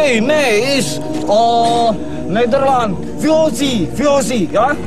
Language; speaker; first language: Dutch; non-native, learner; Indonesian